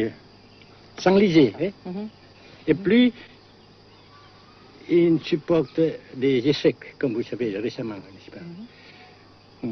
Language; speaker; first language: French; non-native, local second language; Vietnamese